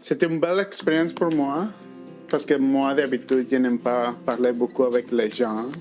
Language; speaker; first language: French; non-native, fluent; Spanish